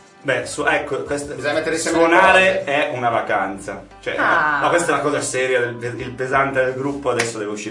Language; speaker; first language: Italian; native; Italian